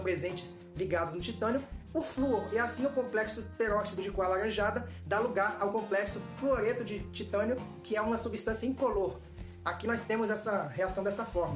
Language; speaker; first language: Portuguese; native; Portuguese